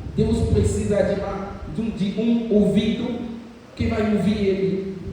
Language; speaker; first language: Portuguese; non-native, fluent; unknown